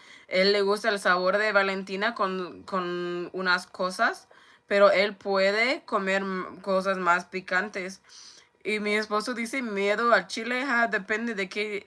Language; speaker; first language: Spanish; non-native, learner; English